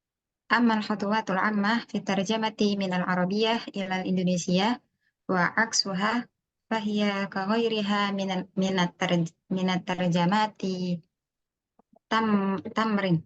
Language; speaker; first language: Arabic; non-native, learner; Indonesian